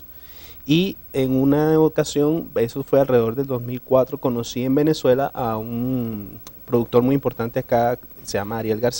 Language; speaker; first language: Spanish; native; Spanish